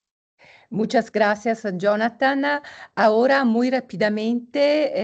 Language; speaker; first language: Spanish; non-native, fluent; Italian